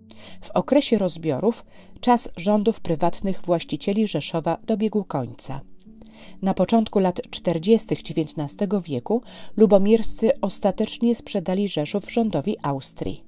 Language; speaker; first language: Polish; native; Polish